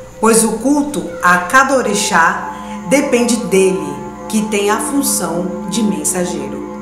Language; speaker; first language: Portuguese; native; Portuguese